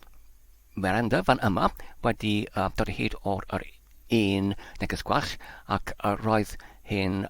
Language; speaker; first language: Welsh; non-native, learner; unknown